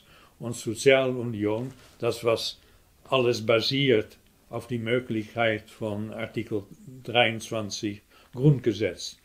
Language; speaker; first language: German; non-native, fluent; Dutch